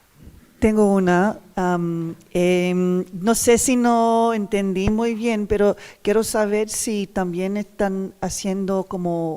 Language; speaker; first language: Spanish; non-native, learner; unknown